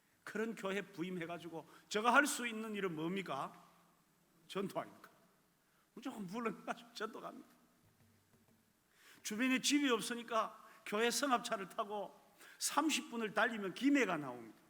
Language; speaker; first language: Korean; native; Korean